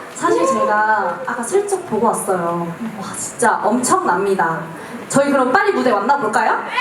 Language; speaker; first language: Korean; native; Korean